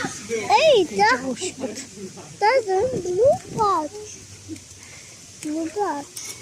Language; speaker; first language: German; early bilingual, other home language; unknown